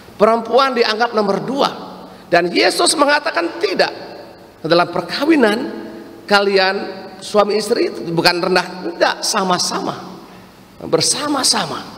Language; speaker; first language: Indonesian; non-native, local second language; Balinese